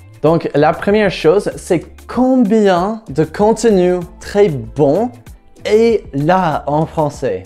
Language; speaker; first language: French; non-native, fluent; English